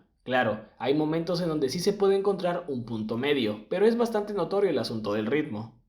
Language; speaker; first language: Spanish; native; Spanish